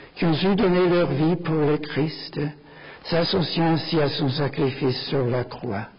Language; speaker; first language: French; non-native, fluent; German